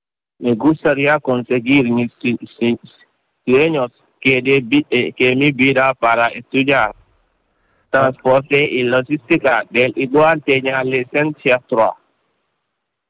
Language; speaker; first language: Spanish; non-native, learner; Wolof